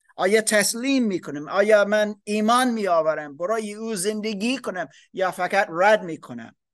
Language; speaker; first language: Persian; non-native, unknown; German